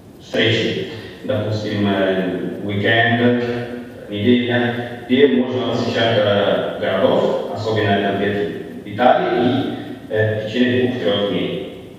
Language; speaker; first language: Russian; non-native, learner; Italian